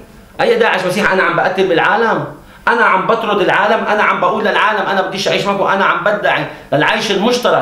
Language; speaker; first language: Arabic; native; Arabic